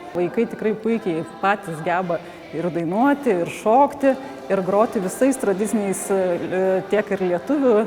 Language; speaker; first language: Lithuanian; native; Lithuanian